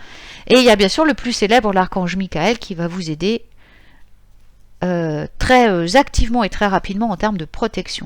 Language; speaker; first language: French; native; French